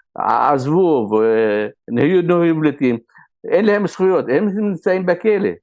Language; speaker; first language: Hebrew; non-native, local second language; Arabic